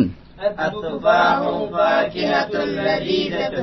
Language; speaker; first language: Arabic; non-native, learner; Indonesian